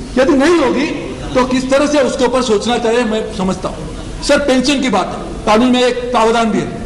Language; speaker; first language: Hindi; non-native, local second language; Marathi